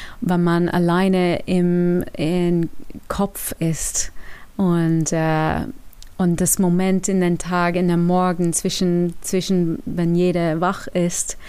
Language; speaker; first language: German; non-native, learner; English